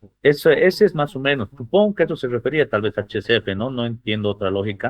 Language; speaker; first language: Spanish; native; Spanish